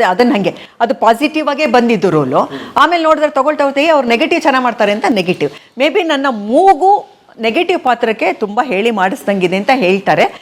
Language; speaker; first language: Kannada; native; Kannada